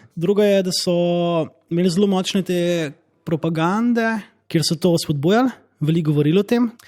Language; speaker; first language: Slovenian; native; Slovenian